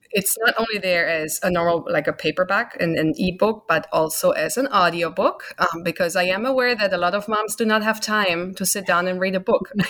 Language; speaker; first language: English; non-native, fluent; German